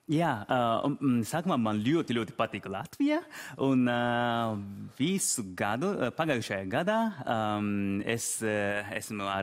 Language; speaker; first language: Latvian; non-native, learner; Japanese